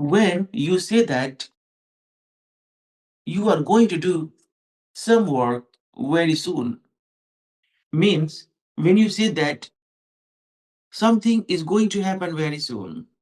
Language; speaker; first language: English; non-native, fluent; Hindi